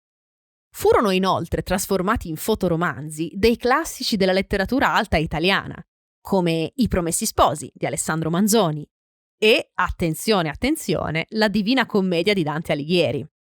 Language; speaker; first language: Italian; native; Italian